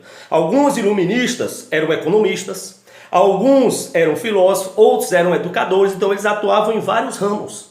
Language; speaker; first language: Portuguese; native; Portuguese